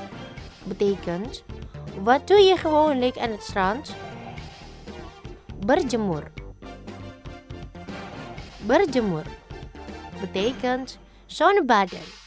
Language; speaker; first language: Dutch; non-native, fluent; Indonesian